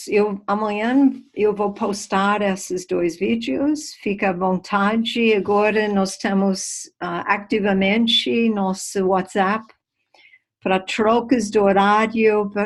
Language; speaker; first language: Portuguese; non-native, fluent; English